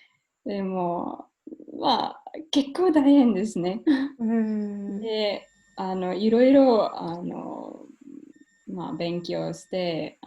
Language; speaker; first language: Japanese; non-native, fluent; German